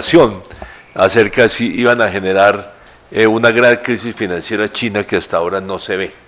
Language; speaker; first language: Spanish; native; Spanish